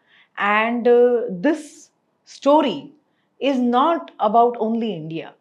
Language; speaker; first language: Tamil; non-native, learner; Marathi